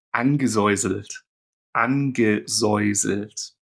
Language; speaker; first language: German; non-native, fluent; English